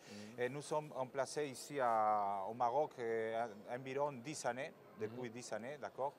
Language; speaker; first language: French; non-native, fluent; Spanish